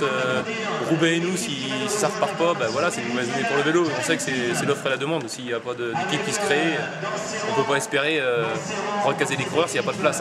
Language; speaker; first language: French; native; French